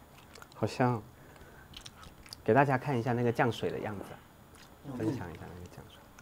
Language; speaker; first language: Chinese; native; Chinese